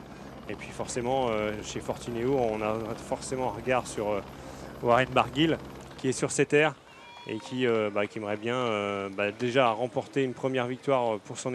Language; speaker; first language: French; native; French